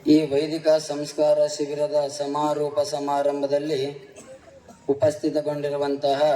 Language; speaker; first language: Kannada; non-native, fluent; Telugu